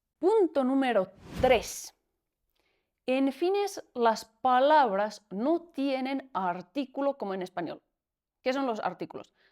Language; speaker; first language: Spanish; non-native, fluent; Finnish